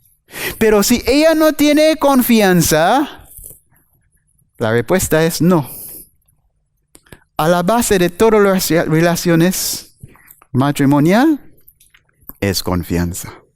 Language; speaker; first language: Spanish; non-native, learner; English